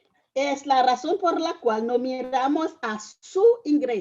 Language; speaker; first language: Spanish; non-native, fluent; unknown